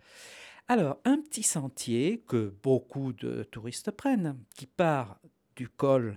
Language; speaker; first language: French; native; French